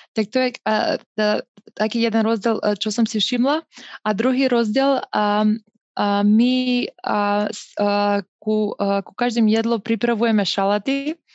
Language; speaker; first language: Slovak; non-native, fluent; Macedonian